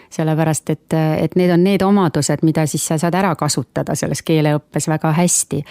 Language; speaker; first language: Estonian; native; Estonian